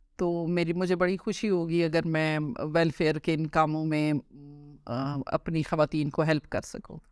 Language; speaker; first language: Urdu; non-native, local second language; Punjabi